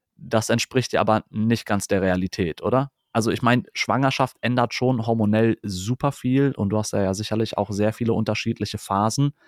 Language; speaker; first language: German; native; German